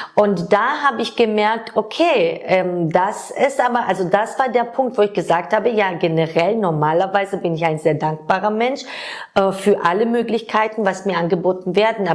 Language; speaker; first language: German; non-native, fluent; Georgian